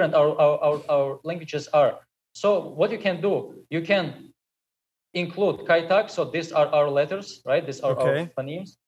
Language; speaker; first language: English; non-native, fluent; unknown